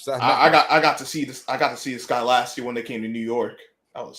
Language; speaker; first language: English; native; English